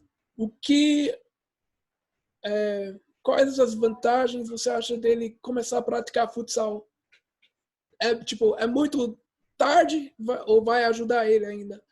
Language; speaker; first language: Portuguese; early bilingual, heritage; English